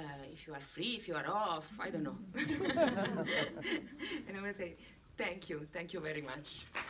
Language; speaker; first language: English; non-native, learner; Italian